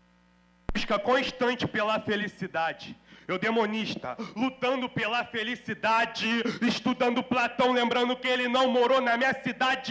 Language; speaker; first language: Portuguese; native; Portuguese